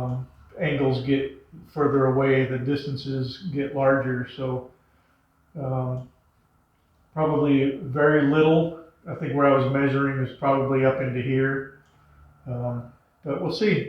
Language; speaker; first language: English; native; English